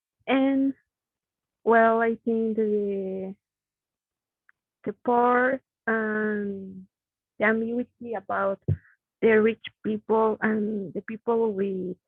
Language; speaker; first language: English; non-native, learner; Spanish